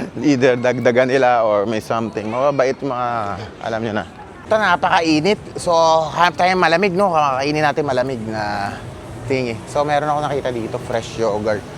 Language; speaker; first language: Filipino; native; Filipino